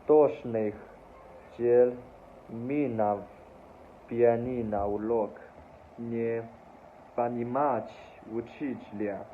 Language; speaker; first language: Russian; non-native, learner; Chinese